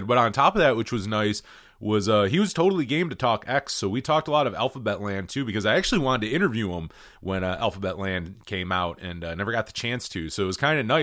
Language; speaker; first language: English; native; English